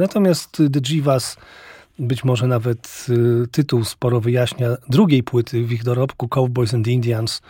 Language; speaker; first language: Polish; native; Polish